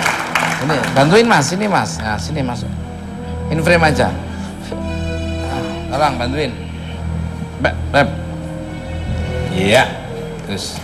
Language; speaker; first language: Indonesian; native; Indonesian